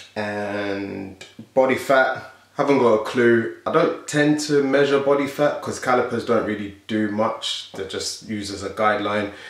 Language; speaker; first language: English; native; English